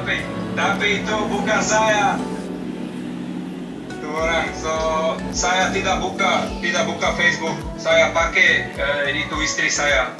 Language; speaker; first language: Indonesian; non-native, learner; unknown